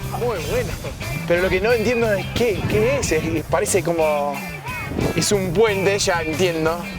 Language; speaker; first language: Spanish; non-native, fluent; English